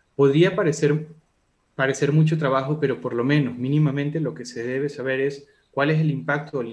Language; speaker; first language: Spanish; native; Spanish